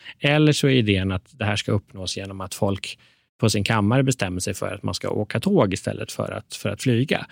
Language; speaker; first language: Swedish; early bilingual, other home language; Persian